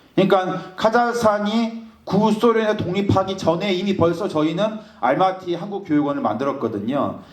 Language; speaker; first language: Korean; native; Korean